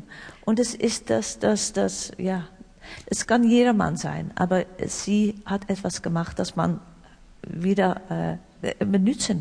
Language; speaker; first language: German; non-native, learner; Dutch